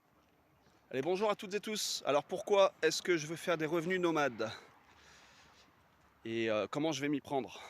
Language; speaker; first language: French; native; French